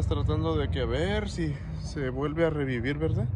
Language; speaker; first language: Spanish; native; Spanish